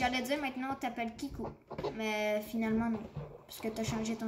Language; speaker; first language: French; native; French